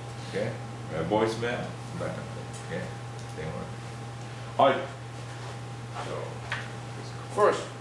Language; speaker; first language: English; non-native, fluent; Japanese